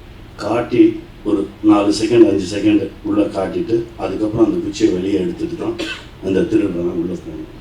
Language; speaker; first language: Tamil; native; Tamil